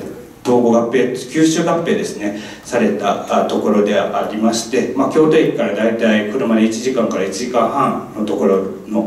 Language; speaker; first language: Japanese; native; Japanese